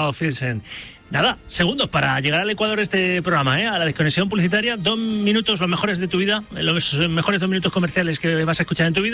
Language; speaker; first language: Spanish; native; Spanish